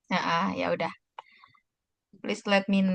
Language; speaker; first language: English; non-native, fluent; Indonesian